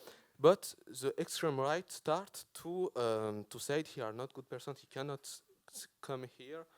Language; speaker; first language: English; non-native, learner; Persian